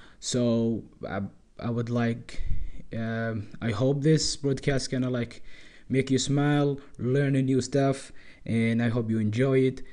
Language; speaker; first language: English; non-native, learner; Arabic